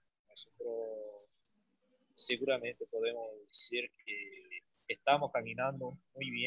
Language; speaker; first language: Spanish; non-native, learner; Portuguese